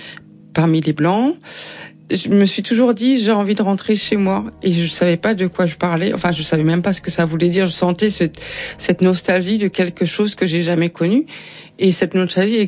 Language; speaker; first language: French; native; French